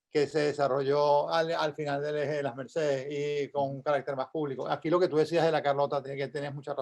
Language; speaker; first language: Spanish; native; Spanish